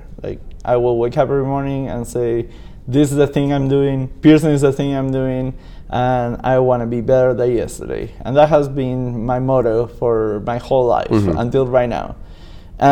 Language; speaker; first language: English; non-native, fluent; Spanish